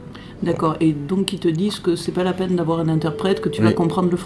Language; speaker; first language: French; native; French